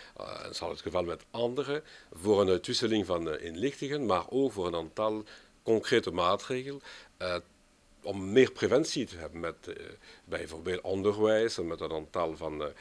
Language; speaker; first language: Dutch; non-native, local second language; French